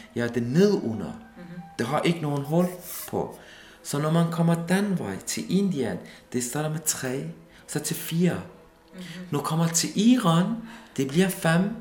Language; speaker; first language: Danish; non-native, fluent; Kurdish